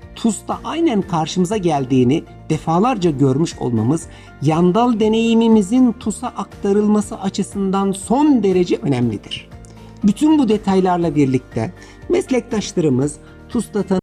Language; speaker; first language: Turkish; native; Turkish